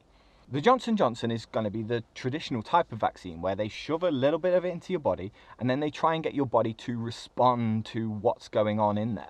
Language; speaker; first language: English; native; English